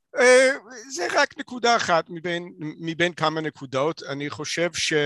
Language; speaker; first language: Hebrew; non-native, fluent; English